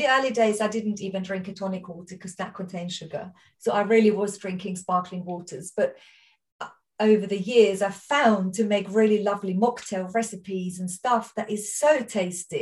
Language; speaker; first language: English; non-native, fluent; German